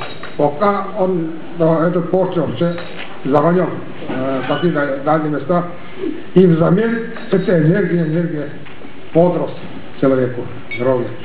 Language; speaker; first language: Russian; non-native, local second language; Tuvinian